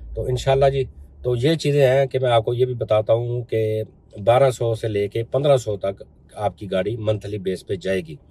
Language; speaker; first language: Urdu; non-native, local second language; Punjabi